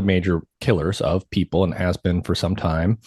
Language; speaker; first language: English; native; English